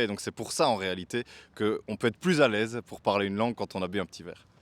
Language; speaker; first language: French; native; French